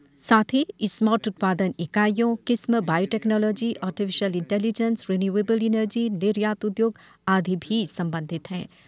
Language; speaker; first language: Hindi; non-native, local second language; Morisyen